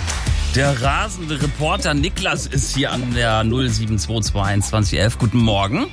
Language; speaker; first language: German; native; German